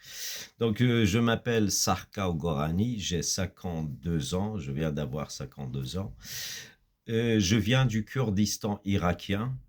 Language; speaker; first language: French; non-native, fluent; Kurdish